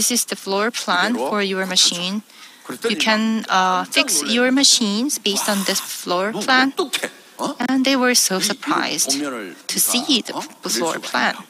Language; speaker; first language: English; non-native, fluent; Korean